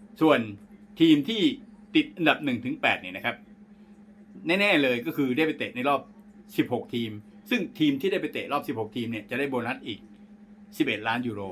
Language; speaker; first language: Thai; native; Thai